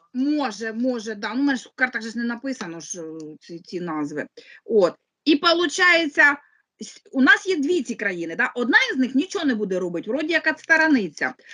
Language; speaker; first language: Ukrainian; non-native, local second language; Russian